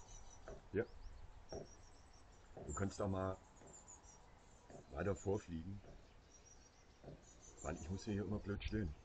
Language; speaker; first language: German; native; German